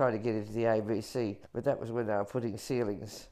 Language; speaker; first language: English; native; English